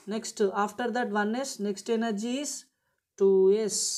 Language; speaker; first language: English; non-native, local second language; Telugu